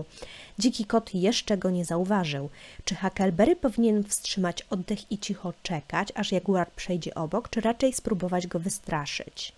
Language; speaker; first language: Polish; native; Polish